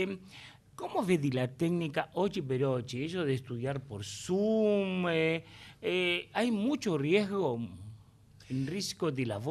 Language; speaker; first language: Spanish; native; Spanish